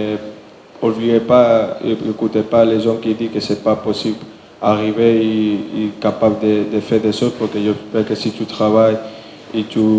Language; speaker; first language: French; non-native, fluent; Spanish